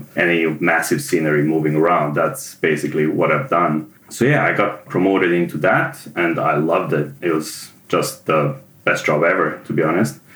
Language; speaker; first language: English; non-native, fluent; Serbian